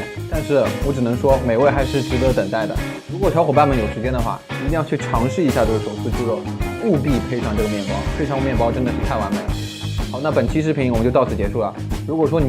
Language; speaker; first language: Chinese; native; Chinese